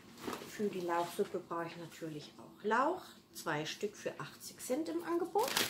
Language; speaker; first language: German; native; German